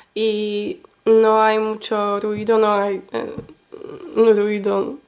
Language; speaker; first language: Spanish; non-native, learner; Polish